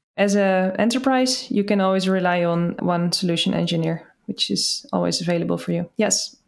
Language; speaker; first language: English; non-native, fluent; Dutch